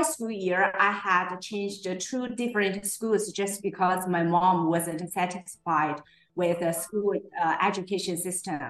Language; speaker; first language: English; non-native, fluent; Chinese